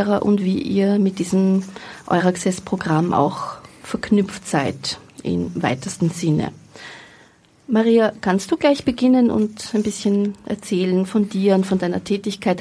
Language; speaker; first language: German; native; German